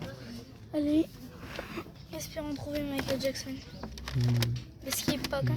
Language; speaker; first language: French; native; French